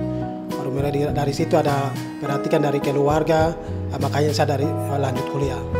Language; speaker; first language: Indonesian; non-native, local second language; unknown